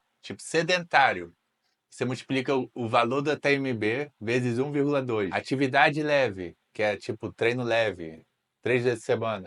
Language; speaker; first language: Portuguese; native; Portuguese